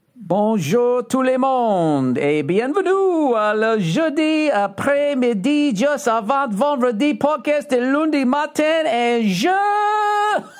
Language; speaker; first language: French; non-native, learner; English